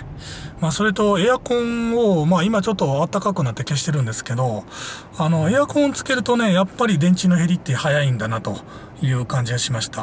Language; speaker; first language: Japanese; native; Japanese